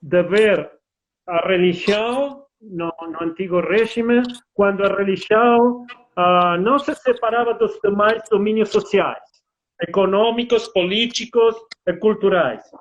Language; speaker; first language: Portuguese; non-native, fluent; Spanish